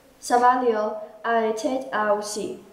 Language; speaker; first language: French; non-native, learner; English